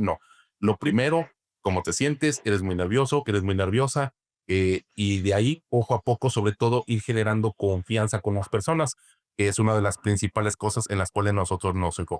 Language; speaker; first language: Spanish; native; Spanish